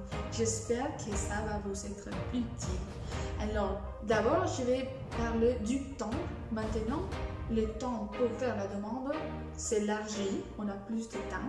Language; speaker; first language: French; non-native, fluent; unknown